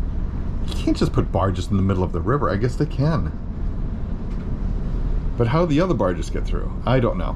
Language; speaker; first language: English; native; English